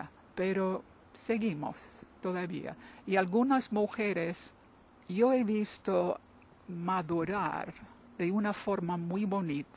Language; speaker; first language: Spanish; non-native, fluent; English